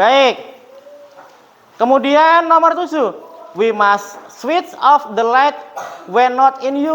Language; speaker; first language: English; non-native, fluent; Indonesian